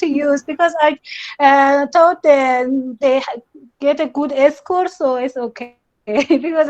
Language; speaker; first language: English; non-native, learner; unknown